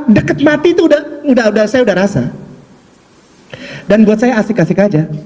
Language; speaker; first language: Indonesian; native; Indonesian